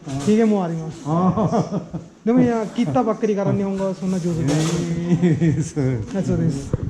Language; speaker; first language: Japanese; non-native, learner; Punjabi